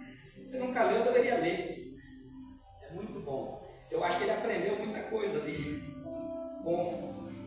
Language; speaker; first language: Portuguese; native; Portuguese